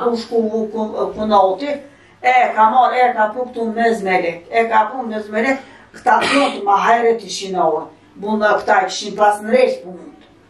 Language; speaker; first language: Albanian; early bilingual, heritage; Albanian